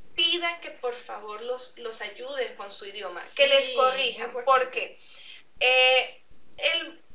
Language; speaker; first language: Spanish; native; Spanish